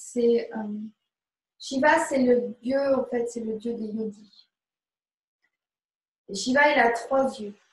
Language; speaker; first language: French; native; French